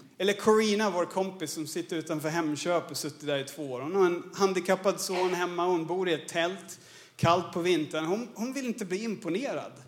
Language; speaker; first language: Swedish; non-native, fluent; English